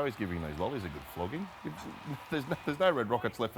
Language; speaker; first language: English; native; English